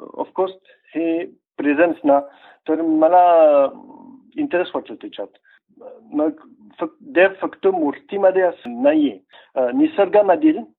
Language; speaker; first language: Marathi; non-native, fluent; French